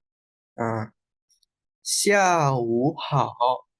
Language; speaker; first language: Chinese; non-native, fluent; Indonesian